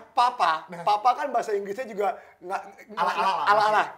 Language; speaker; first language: Indonesian; native; Indonesian